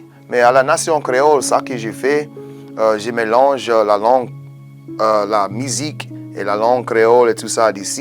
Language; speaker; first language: French; non-native, local second language; English